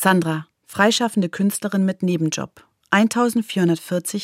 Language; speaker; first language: German; native; German